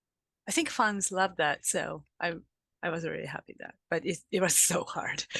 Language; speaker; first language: English; non-native, learner; Japanese